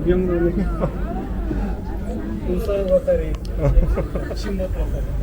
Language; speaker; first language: English; non-native, learner; Turkish